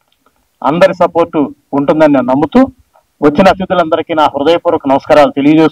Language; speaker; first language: Telugu; native; Telugu